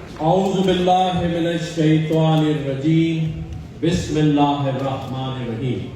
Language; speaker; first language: Urdu; native; Urdu